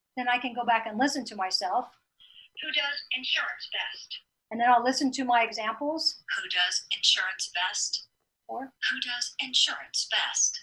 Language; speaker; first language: English; native; English